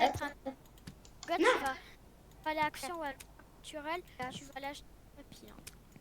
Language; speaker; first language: French; native; French